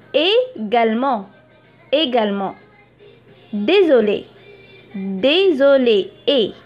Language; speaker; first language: French; non-native, fluent; Arabic